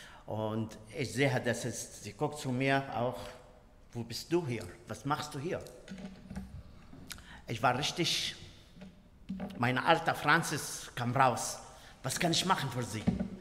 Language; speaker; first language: German; non-native, learner; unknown